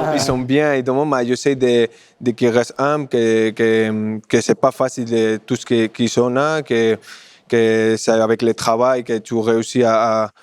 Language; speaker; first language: French; non-native, fluent; Spanish